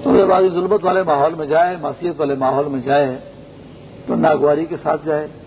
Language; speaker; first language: Urdu; non-native, local second language; Pashto